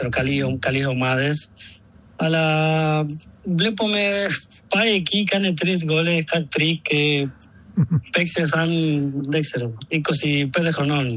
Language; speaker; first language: Greek; non-native, learner; Spanish